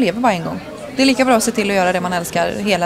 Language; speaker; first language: Swedish; native; Swedish